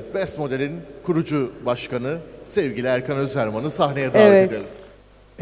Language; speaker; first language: Turkish; native; Turkish